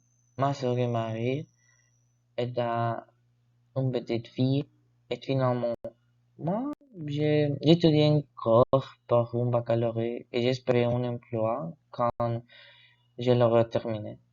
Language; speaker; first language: French; non-native, learner; Spanish